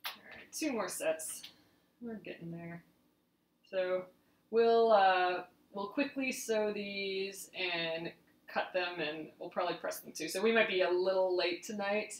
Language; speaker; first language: English; native; English